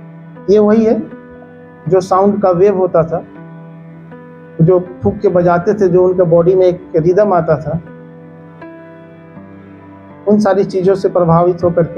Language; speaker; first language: Hindi; native; Hindi